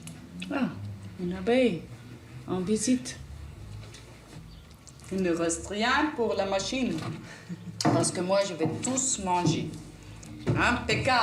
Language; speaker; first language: French; non-native, learner; German